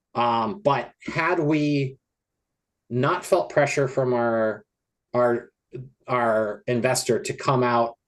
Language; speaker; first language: English; native; English